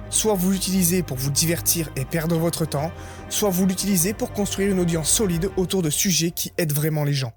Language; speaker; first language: French; native; French